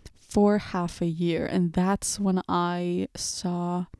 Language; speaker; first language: English; early bilingual, other home language; Portuguese